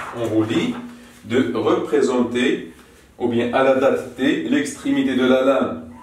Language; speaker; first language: French; non-native, local second language; Arabic